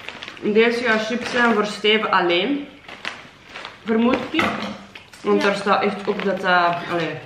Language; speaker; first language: Dutch; native; Dutch